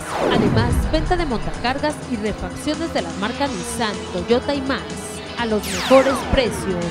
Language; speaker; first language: Spanish; native; Spanish